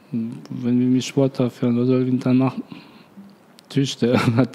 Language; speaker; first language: German; non-native, learner; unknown